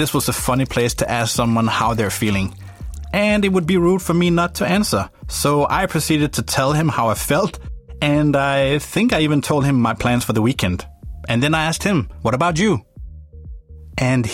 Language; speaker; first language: English; non-native, fluent; Danish